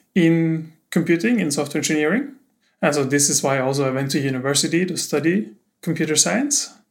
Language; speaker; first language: English; non-native, fluent; German